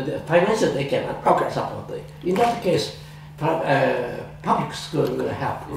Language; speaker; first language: English; non-native, fluent; Japanese